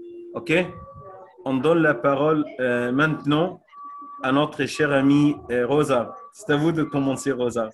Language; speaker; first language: French; non-native, fluent; Arabic